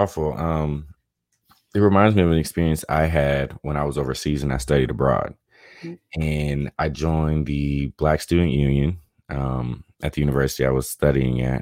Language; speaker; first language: English; native; English